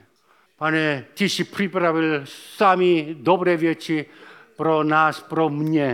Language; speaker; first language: Czech; non-native, fluent; Korean